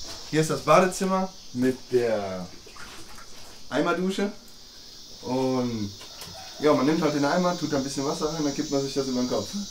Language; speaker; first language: German; native; German